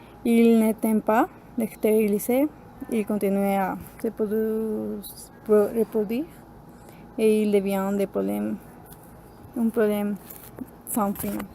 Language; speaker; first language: French; non-native, learner; Spanish